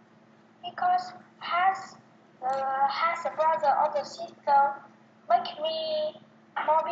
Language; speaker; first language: English; non-native, learner; Vietnamese